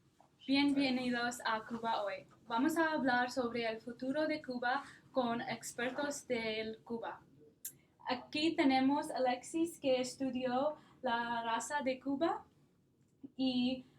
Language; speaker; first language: Spanish; non-native, learner; English